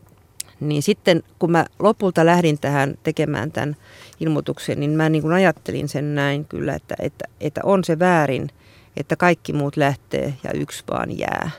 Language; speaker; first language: Finnish; native; Finnish